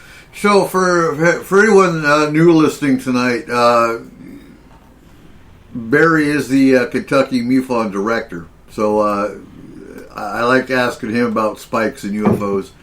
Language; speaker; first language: English; native; English